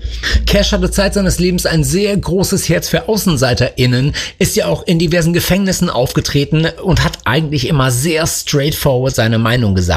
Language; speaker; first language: German; native; German